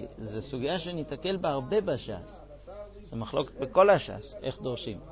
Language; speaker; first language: Hebrew; non-native, fluent; English